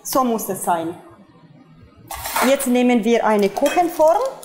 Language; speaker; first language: German; non-native, fluent; Italian